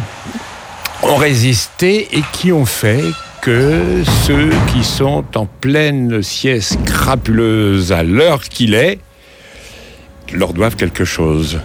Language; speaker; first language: French; native; French